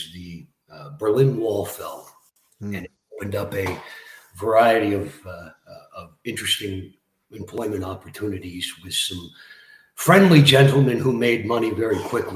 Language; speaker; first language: English; native; English